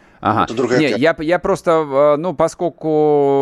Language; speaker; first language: Russian; non-native, fluent; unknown